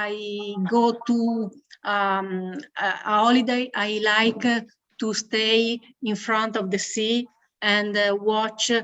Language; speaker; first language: English; non-native, learner; Italian